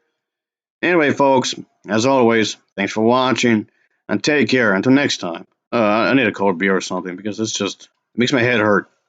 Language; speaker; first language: English; native; English